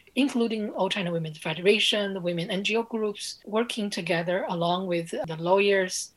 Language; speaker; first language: English; non-native, fluent; Chinese